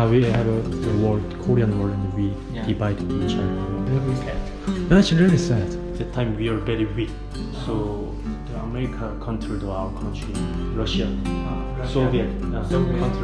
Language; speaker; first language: English; non-native, learner; Korean